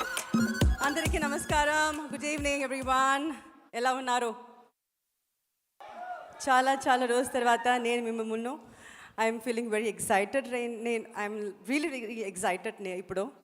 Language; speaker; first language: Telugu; non-native, learner; Tamil